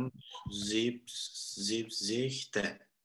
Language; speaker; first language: German; non-native, learner; Turkish